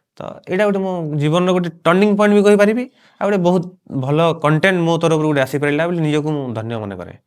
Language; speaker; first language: Odia; non-native, local second language; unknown